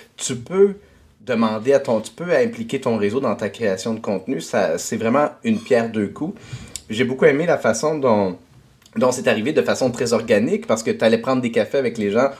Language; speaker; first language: French; native; French